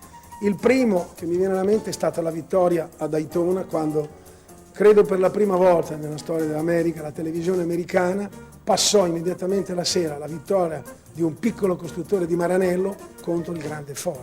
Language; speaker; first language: Italian; native; Italian